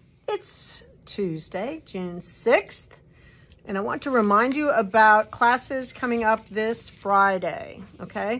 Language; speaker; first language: English; native; English